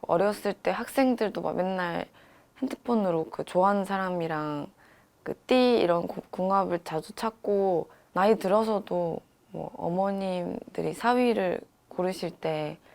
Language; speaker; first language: Korean; non-native, fluent; Chinese